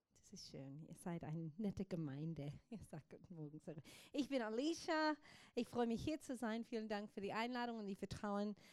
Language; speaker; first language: German; non-native, fluent; English